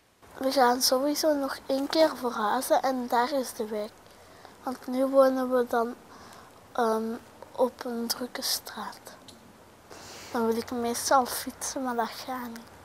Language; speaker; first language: Dutch; non-native, local second language; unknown